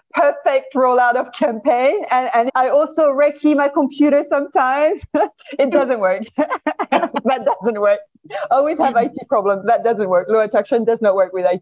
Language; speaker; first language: English; non-native, fluent; French